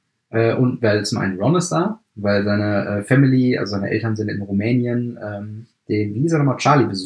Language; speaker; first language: German; native; German